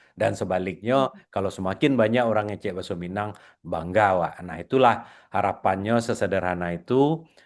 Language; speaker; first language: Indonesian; non-native, local second language; Minangkabau